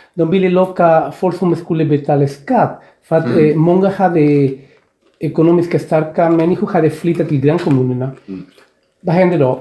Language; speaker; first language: Swedish; non-native, fluent; Spanish